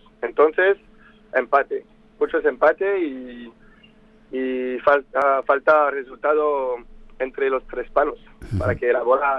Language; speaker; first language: Spanish; non-native, fluent; French